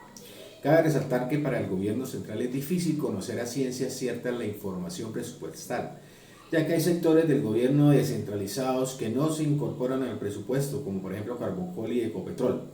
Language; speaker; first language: Spanish; native; Spanish